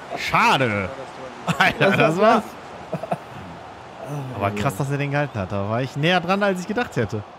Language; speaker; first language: German; native; German